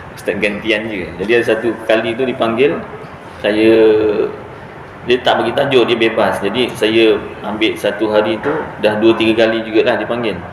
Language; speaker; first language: Malay; native; Malay